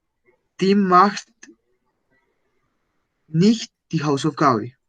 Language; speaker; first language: German; non-native, learner; Spanish